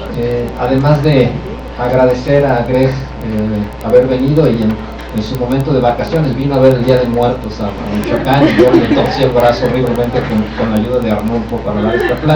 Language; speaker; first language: Spanish; native; Spanish